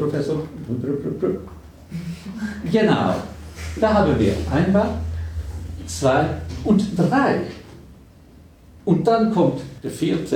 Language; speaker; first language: German; non-native, fluent; Swedish